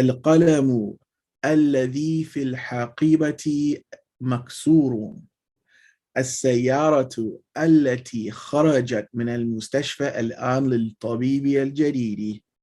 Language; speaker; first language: Arabic; non-native, fluent; English